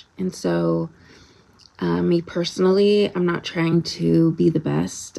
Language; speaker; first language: English; native; English